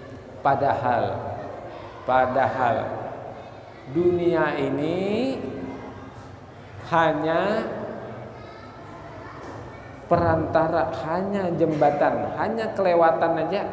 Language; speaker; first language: Indonesian; non-native, local second language; Banjar